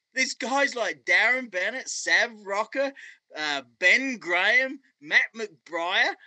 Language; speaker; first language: English; native; English